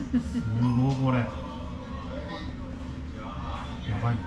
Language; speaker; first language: Japanese; native; Japanese